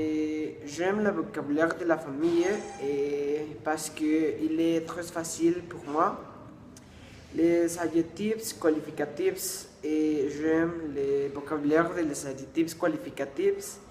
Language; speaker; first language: French; non-native, learner; Spanish